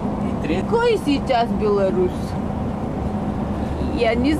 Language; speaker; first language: Russian; non-native, learner; Bulgarian